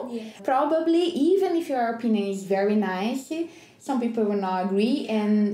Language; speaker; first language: English; non-native, learner; Portuguese